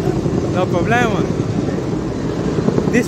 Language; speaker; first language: Spanish; non-native, learner; English